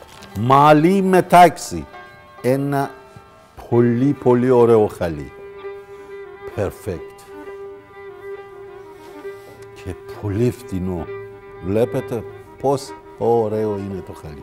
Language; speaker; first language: Greek; non-native, learner; Persian